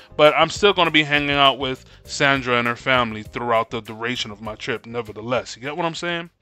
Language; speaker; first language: English; native; English